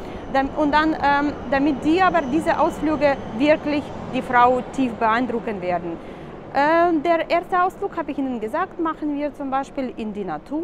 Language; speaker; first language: German; non-native, fluent; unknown